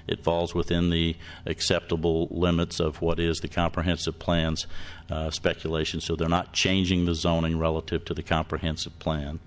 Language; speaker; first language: English; native; English